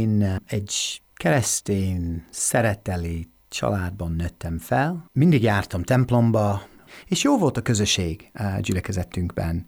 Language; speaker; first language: Hungarian; non-native, fluent; English